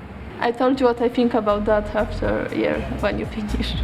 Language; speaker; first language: English; non-native, learner; Polish